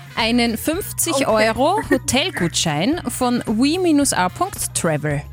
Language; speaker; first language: German; native; German